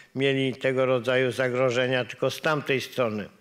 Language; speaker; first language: Polish; native; Polish